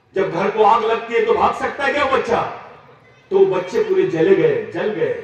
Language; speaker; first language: Hindi; non-native, local second language; Marathi